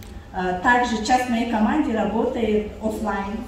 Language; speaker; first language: Russian; non-native, fluent; Tajik